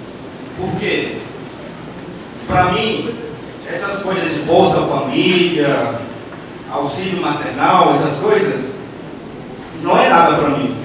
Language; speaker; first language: Portuguese; non-native, local second language; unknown